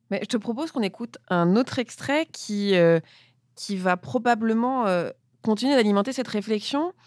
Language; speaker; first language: French; native; French